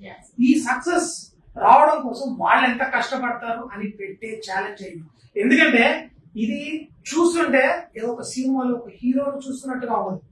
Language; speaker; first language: Telugu; native; Telugu